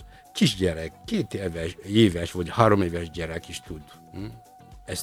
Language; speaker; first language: Hungarian; non-native, fluent; Malagasy